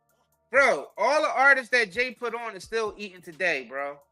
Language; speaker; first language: English; native; English